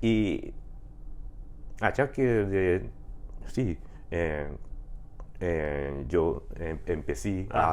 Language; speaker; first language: Spanish; non-native, learner; Japanese